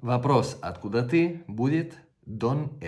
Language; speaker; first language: Russian; non-native, fluent; Catalan